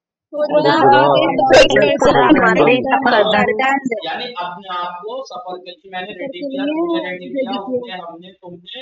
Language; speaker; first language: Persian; non-native, fluent; Urdu